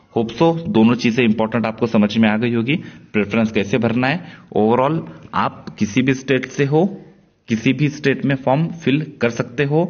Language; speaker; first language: Hindi; non-native, local second language; Marathi